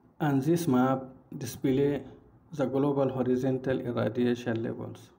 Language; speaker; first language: English; non-native, fluent; Arabic